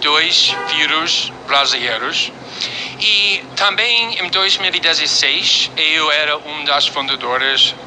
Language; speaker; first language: Portuguese; non-native, fluent; English